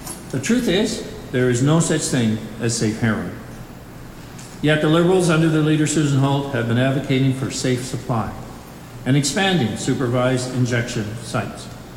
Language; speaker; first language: English; native; English